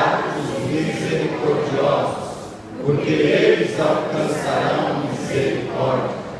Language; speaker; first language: Portuguese; native; Portuguese